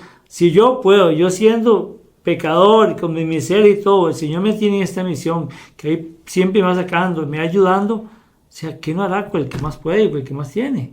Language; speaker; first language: Spanish; native; Spanish